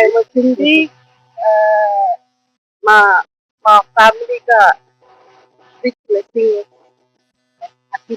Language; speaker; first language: Telugu; non-native, learner; Tamil